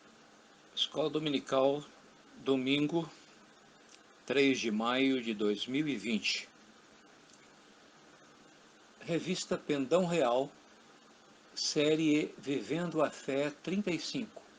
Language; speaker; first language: Portuguese; native; Portuguese